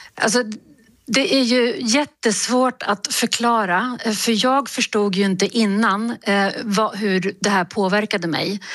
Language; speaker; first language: Swedish; native; Swedish